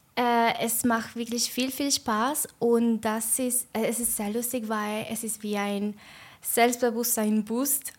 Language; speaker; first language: German; non-native, learner; Spanish